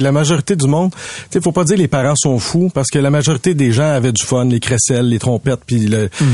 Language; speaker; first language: French; native; French